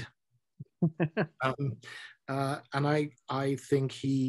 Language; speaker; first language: English; native; English